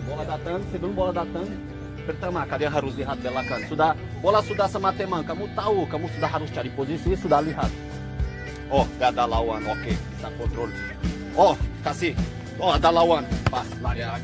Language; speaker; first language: Indonesian; non-native, fluent; Portuguese